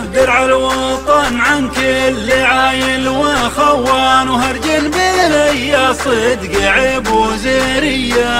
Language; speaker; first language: Arabic; native; Arabic